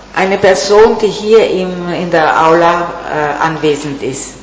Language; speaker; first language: German; non-native, fluent; Italian